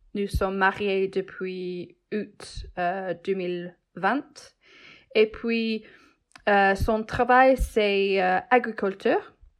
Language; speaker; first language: French; non-native, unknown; English